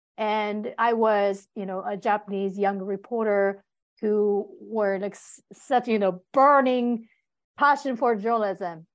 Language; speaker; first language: English; non-native, fluent; Japanese